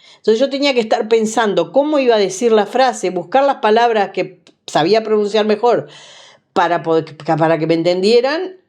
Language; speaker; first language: Spanish; native; Spanish